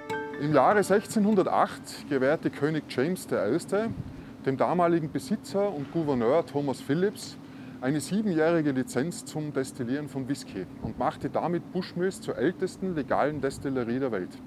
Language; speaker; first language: German; native; German